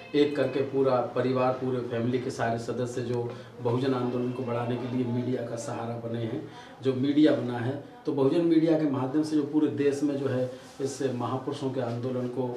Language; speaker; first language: Hindi; native; Hindi